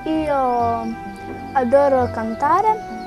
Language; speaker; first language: Italian; non-native, learner; Ukrainian